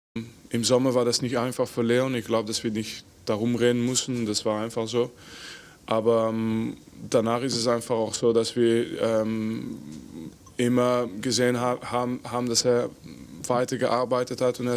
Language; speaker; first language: German; non-native, fluent; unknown